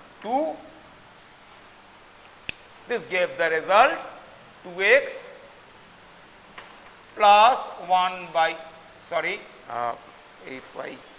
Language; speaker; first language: English; non-native, local second language; Bangla